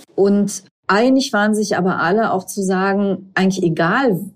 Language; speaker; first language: German; native; German